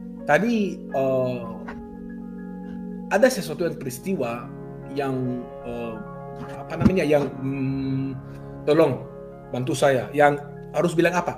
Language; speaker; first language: Indonesian; non-native, fluent; Hebrew